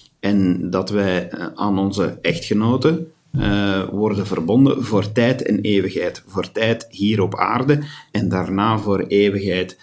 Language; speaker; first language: Dutch; native; Dutch